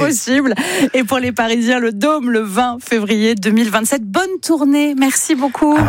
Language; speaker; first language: French; native; French